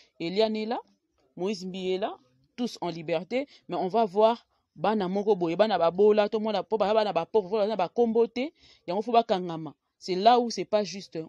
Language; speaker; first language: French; non-native, local second language; Lingala